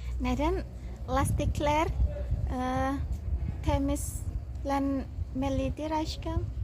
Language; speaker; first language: Turkish; non-native, learner; Indonesian